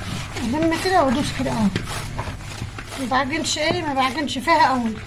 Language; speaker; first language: Arabic; native; Arabic